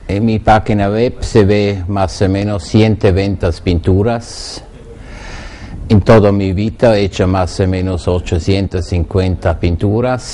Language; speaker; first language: Spanish; non-native, learner; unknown